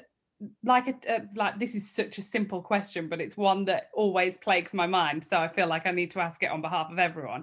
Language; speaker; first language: English; native; English